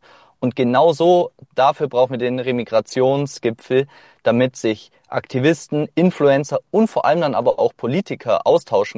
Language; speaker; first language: German; native; German